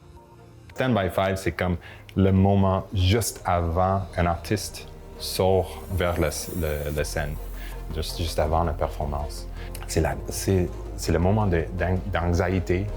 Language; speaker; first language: French; non-native, local second language; English